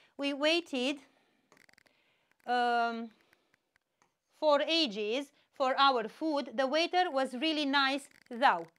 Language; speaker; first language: English; non-native, fluent; Romanian